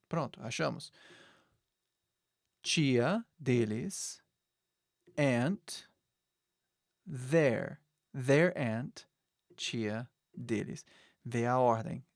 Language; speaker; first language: Portuguese; non-native, fluent; English